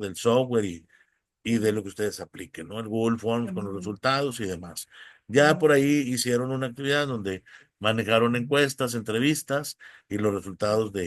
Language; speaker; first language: Spanish; native; Spanish